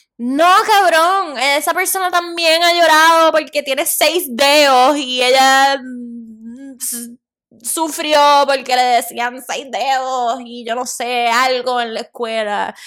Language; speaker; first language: Spanish; native; Spanish